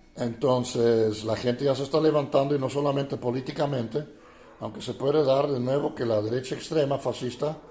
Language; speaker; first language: Spanish; non-native, fluent; Dutch